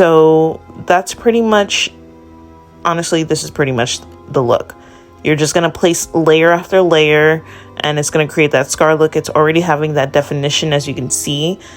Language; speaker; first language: English; native; English